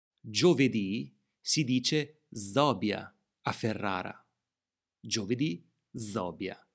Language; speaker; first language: Italian; native; Italian